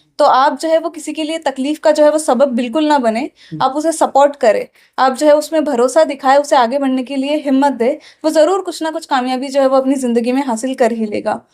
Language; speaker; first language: Hindi; non-native, local second language; Urdu